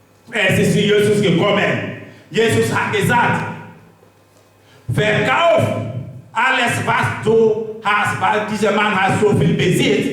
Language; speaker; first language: German; non-native, learner; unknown